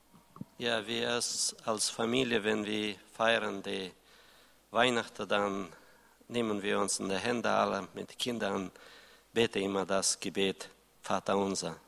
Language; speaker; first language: German; non-native, learner; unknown